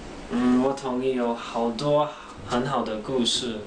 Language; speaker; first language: Chinese; non-native, learner; English